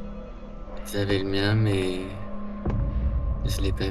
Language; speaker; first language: French; native; French